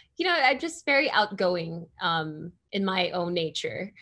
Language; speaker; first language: English; non-native, local second language; Filipino